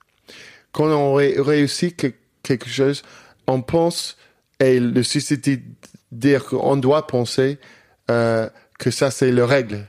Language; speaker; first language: French; non-native, fluent; English